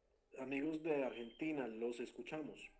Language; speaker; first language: Spanish; native; Spanish